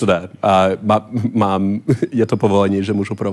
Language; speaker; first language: Czech; non-native, learner; English